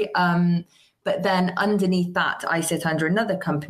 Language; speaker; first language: English; native; English